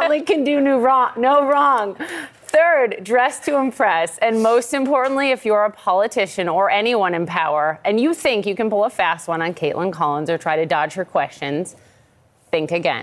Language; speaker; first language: English; native; English